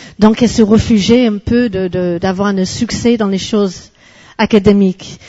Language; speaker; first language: French; non-native, fluent; English